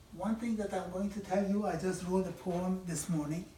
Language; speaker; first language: English; non-native, fluent; Persian